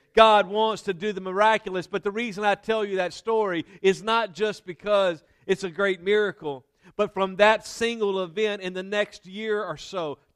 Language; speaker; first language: English; native; English